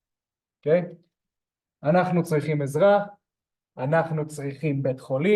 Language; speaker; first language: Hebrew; non-native, fluent; English